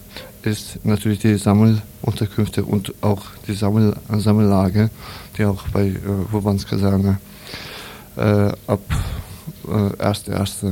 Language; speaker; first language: German; non-native, learner; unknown